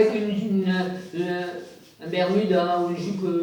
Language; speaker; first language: French; native; French